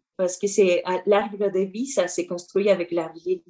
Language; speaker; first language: French; non-native, fluent; Spanish